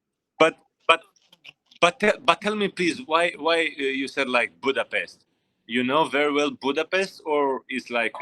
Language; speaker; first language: English; non-native, learner; Romanian